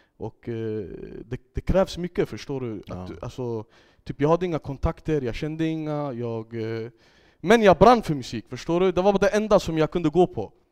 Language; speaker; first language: Swedish; early bilingual, other home language; Kurdish